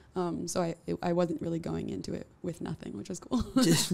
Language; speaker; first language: English; native; English